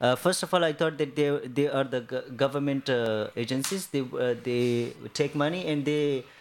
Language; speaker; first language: English; non-native, fluent; Persian